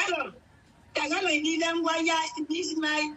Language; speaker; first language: Filipino; non-native, learner; Spanish